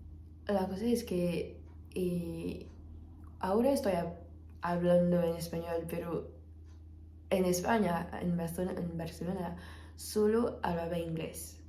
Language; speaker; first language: Spanish; non-native, fluent; French